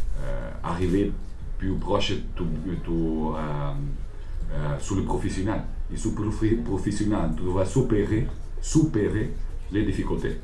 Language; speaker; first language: French; non-native, learner; Portuguese